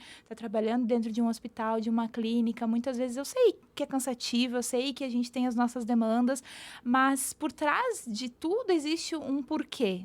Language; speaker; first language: Portuguese; native; Portuguese